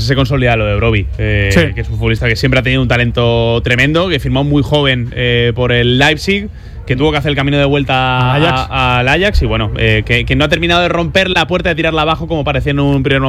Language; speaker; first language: Spanish; native; Spanish